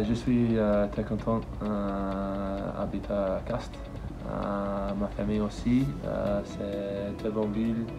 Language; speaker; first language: French; non-native, learner; English